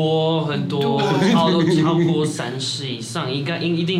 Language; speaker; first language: Chinese; non-native, fluent; French